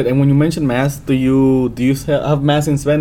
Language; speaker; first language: English; non-native, fluent; Spanish